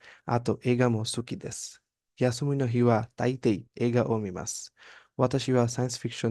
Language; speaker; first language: Japanese; non-native, learner; Bangla